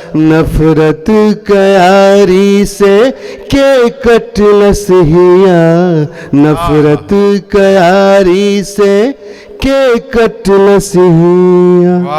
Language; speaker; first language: Hindi; non-native, local second language; Bhojpuri